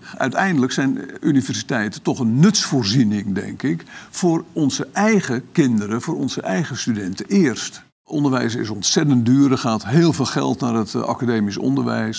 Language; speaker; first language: Dutch; native; Dutch